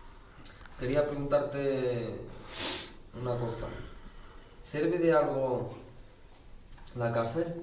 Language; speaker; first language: Spanish; early bilingual, other home language; Arabic